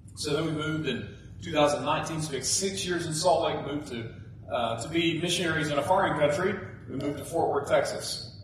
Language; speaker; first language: English; native; English